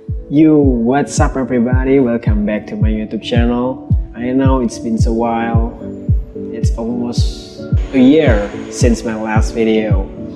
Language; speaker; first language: English; non-native, fluent; Indonesian